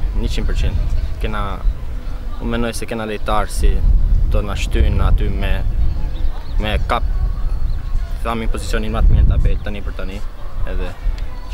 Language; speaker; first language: Albanian; early bilingual, heritage; Albanian